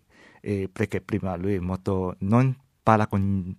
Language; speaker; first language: Italian; non-native, learner; Chinese